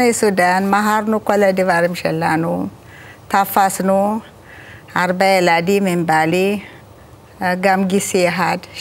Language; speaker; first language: Hebrew; non-native, learner; Amharic